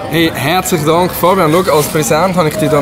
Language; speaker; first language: German; native; German